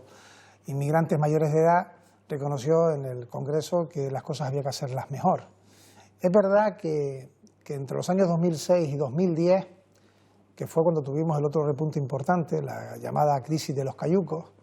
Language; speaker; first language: Spanish; native; Spanish